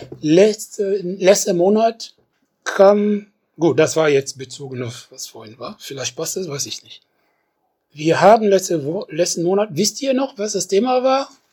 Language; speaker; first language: German; non-native, fluent; French